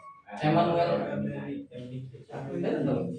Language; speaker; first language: English; non-native, learner; Indonesian